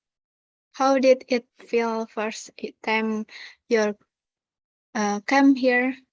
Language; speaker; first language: English; non-native, learner; Indonesian